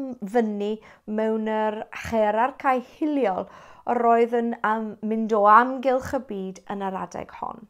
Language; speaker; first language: Welsh; non-native, fluent; English